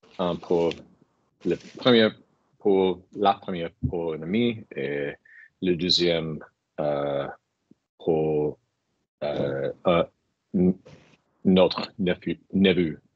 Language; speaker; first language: French; non-native, fluent; English